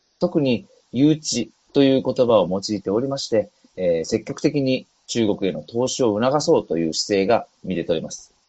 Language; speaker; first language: Japanese; native; Japanese